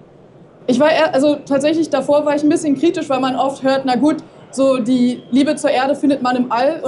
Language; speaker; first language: German; native; German